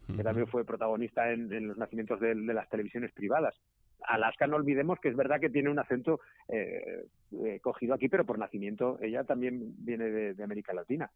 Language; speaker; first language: Spanish; native; Spanish